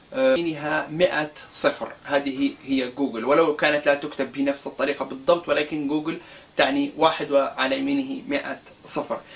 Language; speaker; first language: Arabic; non-native, local second language; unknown